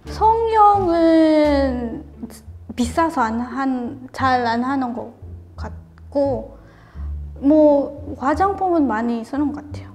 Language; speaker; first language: Korean; non-native, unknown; Filipino